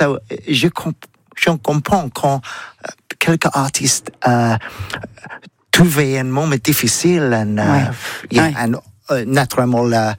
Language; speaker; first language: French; non-native, learner; English